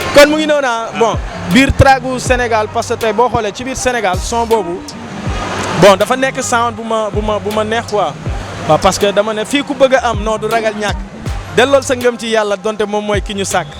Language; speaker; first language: Wolof; non-native, local second language; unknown